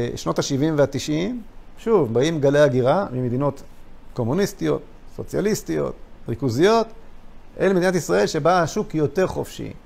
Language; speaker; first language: Hebrew; native; Hebrew